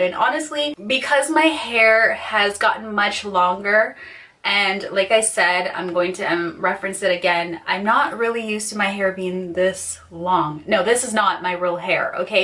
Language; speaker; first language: English; native; English